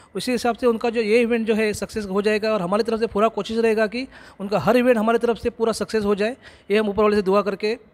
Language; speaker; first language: Hindi; non-native, local second language; Marathi